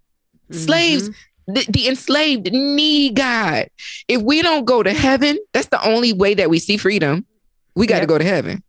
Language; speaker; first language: English; native; English